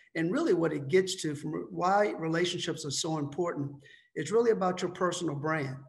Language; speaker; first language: English; native; English